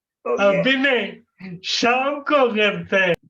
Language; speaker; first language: Hindi; non-native, local second language; Telugu